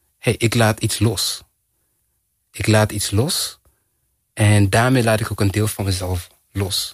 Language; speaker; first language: Dutch; early bilingual, other home language; Kinyarwanda